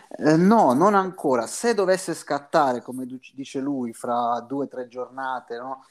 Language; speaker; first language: Italian; native; Italian